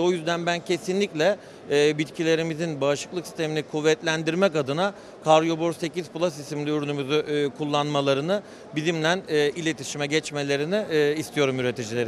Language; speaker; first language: Turkish; native; Turkish